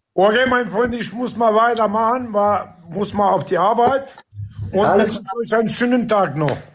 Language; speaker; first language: German; non-native, fluent; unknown